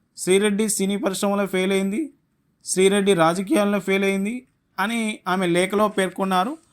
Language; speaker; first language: Telugu; native; Telugu